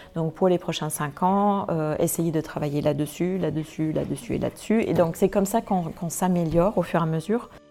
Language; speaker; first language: French; non-native, fluent; German